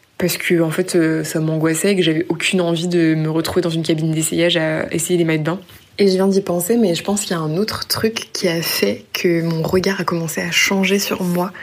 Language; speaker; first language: French; native; French